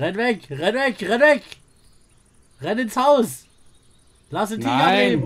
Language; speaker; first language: German; native; German